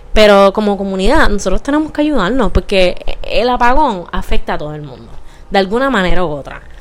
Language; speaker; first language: Spanish; native; Spanish